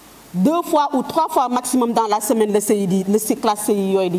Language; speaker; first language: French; non-native, local second language; Wolof